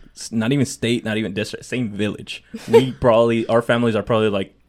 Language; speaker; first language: English; early bilingual, other home language; Spanish